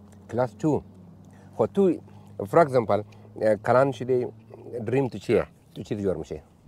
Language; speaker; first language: English; non-native, local second language; Hazaragi